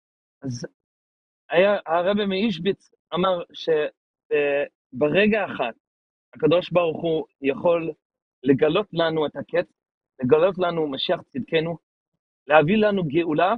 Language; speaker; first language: Hebrew; non-native, fluent; English